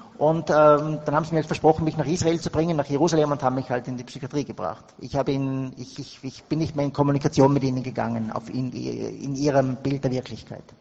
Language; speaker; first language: German; native; German